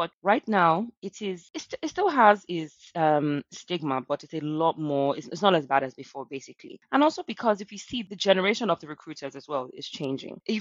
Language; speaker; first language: English; non-native, local second language; Yoruba